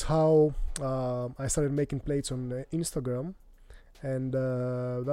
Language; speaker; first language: English; non-native, fluent; Greek